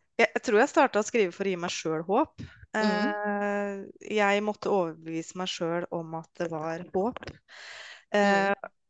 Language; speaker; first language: Norwegian; native; Norwegian